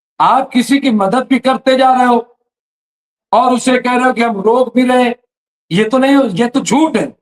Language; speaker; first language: Urdu; native; Urdu